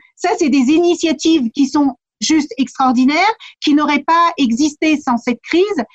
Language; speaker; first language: French; early bilingual, other home language; Kabuverdianu